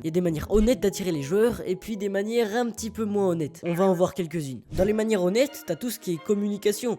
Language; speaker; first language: French; native; French